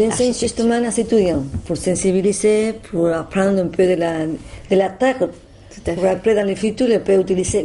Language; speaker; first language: French; non-native, learner; Spanish